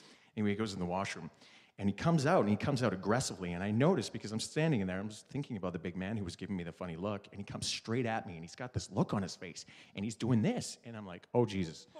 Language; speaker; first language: English; native; English